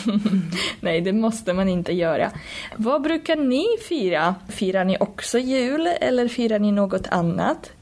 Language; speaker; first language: Swedish; non-native, fluent; Polish